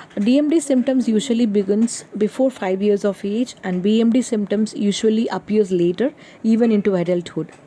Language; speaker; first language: English; non-native, local second language; Tamil